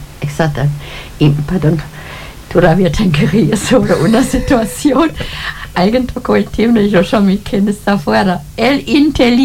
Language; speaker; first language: Spanish; non-native, learner; German